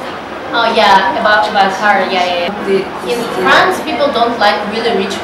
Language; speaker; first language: English; non-native, learner; Russian